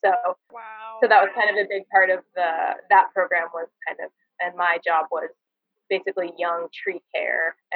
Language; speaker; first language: English; native; English